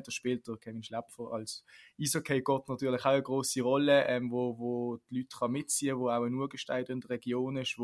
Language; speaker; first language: German; native; German